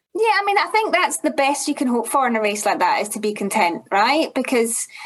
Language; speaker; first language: English; native; English